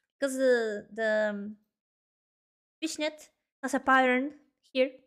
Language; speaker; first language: English; non-native, learner; Spanish